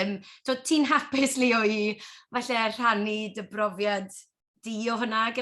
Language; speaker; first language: Welsh; native; Welsh